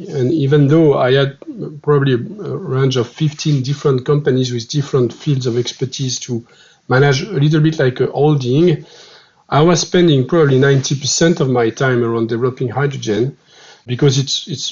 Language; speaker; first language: English; non-native, fluent; French